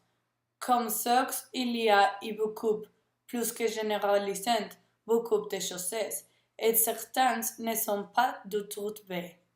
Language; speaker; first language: French; non-native, learner; Spanish